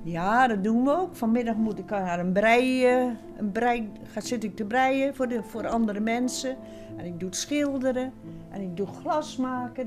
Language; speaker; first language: Dutch; native; Dutch